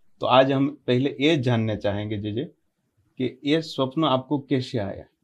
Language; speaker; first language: Hindi; non-native, local second language; Gujarati